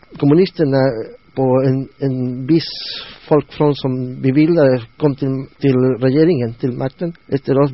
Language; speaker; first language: Swedish; non-native, learner; Spanish